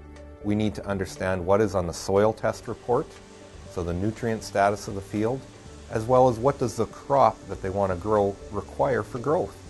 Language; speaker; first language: English; native; English